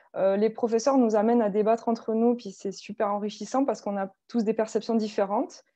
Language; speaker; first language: French; native; French